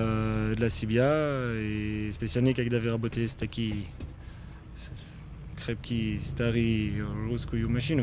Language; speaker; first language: Russian; non-native, learner; French